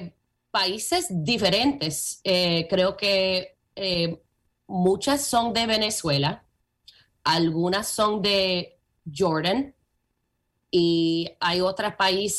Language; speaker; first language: Spanish; early bilingual, heritage; Spanish